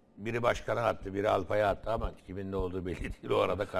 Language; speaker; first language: Turkish; native; Turkish